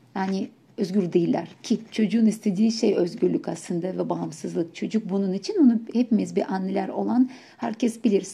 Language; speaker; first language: Turkish; non-native, fluent; Russian